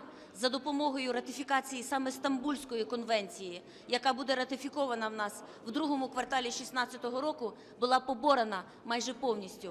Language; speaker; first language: Ukrainian; native; Ukrainian